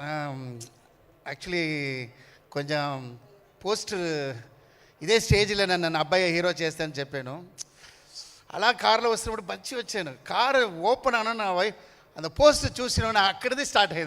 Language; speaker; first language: Telugu; non-native, learner; Tamil